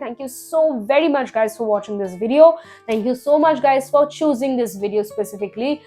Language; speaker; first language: English; non-native, local second language; Bangla